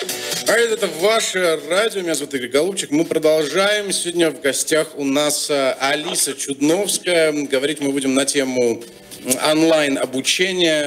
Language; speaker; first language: Russian; native; Russian